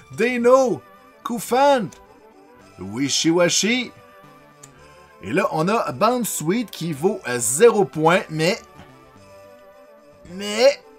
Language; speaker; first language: French; native; French